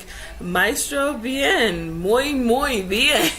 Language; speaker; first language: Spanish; non-native, learner; English